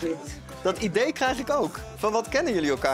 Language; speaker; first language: Dutch; native; Dutch